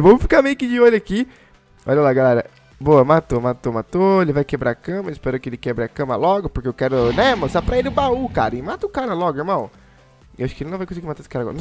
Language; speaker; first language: Portuguese; native; Portuguese